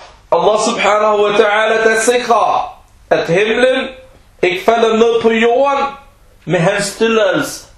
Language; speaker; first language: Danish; early bilingual, other home language; Arabic